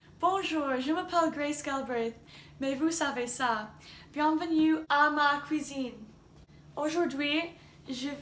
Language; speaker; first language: French; non-native, learner; English